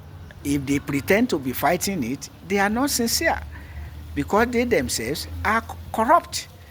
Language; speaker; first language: English; non-native, local second language; Yoruba